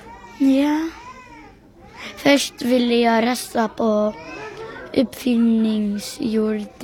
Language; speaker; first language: Swedish; early bilingual, other home language; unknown